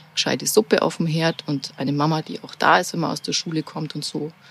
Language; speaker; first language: German; native; German